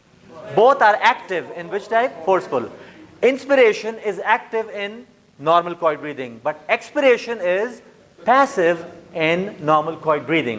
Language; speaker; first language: English; non-native, fluent; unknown